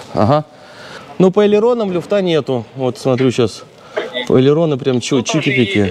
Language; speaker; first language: Russian; native; Russian